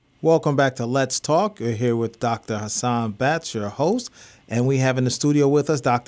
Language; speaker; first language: English; native; English